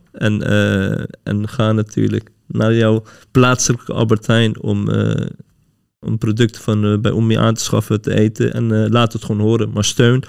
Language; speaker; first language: Dutch; early bilingual, other home language; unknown